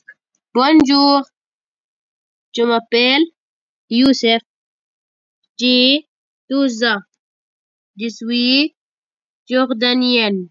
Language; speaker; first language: French; non-native, learner; Arabic